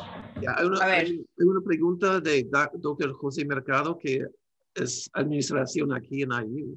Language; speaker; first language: Spanish; non-native, learner; English